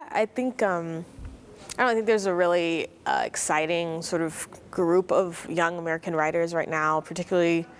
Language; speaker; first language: English; native; English